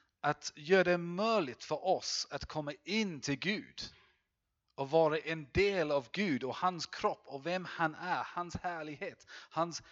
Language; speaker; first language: Swedish; non-native, fluent; English